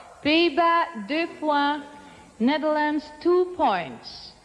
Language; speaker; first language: English; non-native, fluent; Dutch